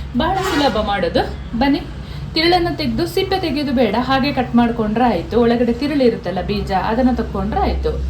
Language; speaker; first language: Kannada; non-native, local second language; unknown